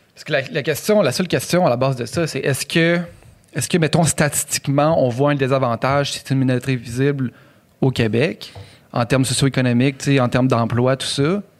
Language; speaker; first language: French; native; French